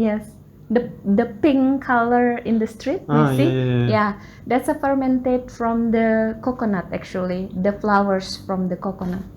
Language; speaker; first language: English; non-native, learner; Balinese